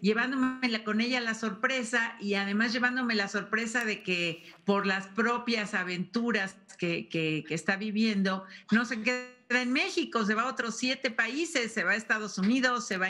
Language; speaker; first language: Spanish; native; Spanish